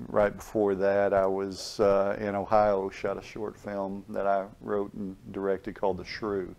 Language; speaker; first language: English; native; English